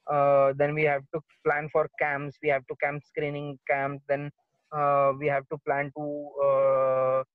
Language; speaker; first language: English; non-native, local second language; Marathi